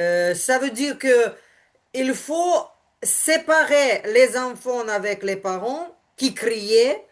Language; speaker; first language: French; non-native, learner; Ukrainian